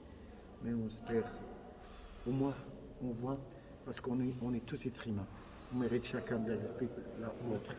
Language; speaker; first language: French; non-native, fluent; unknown